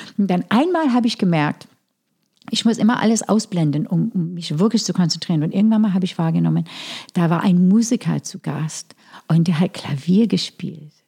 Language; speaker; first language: German; non-native, fluent; English